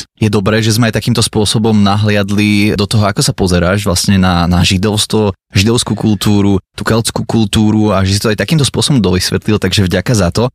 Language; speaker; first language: Slovak; native; Slovak